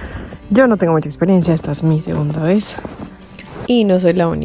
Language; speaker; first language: Spanish; native; Spanish